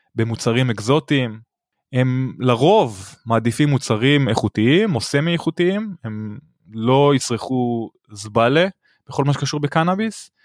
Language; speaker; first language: Hebrew; native; Hebrew